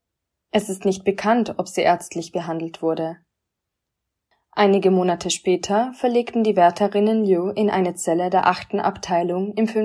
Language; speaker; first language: German; native; German